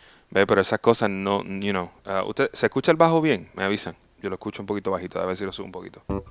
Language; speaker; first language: Spanish; native; Spanish